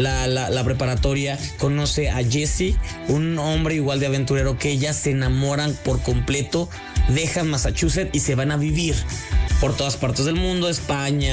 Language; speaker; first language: Spanish; native; Spanish